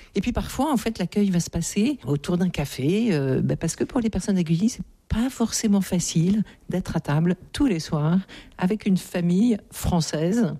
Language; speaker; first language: French; native; French